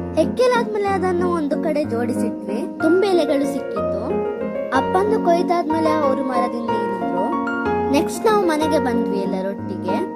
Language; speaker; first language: Kannada; non-native, local second language; Tulu